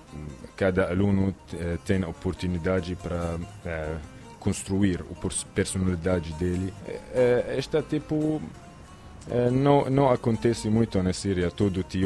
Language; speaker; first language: Portuguese; non-native, fluent; Arabic